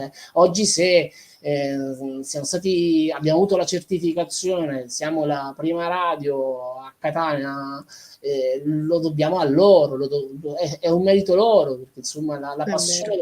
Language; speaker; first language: Italian; native; Italian